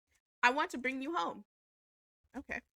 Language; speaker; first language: English; native; English